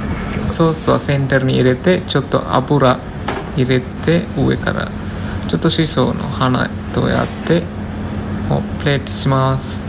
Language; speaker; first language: Japanese; non-native, learner; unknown